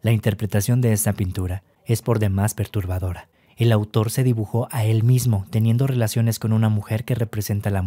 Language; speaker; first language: Spanish; native; Spanish